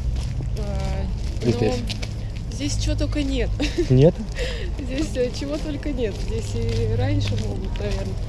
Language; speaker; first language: Russian; native; Russian